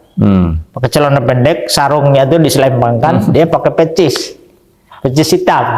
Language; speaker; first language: Malay; native; Malay